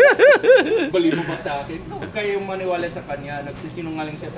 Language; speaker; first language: Filipino; non-native, fluent; English